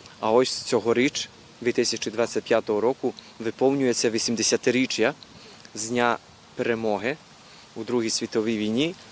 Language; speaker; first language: Ukrainian; early bilingual, heritage; Ukrainian